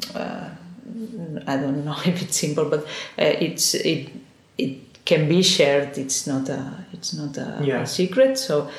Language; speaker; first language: English; non-native, fluent; Spanish